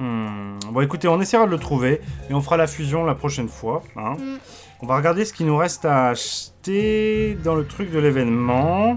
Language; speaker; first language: French; native; French